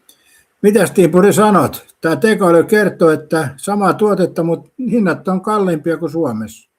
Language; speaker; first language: Finnish; native; Finnish